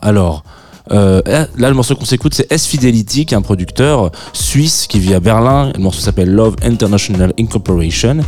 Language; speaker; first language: French; native; French